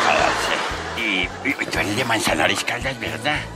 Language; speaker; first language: Spanish; native; Spanish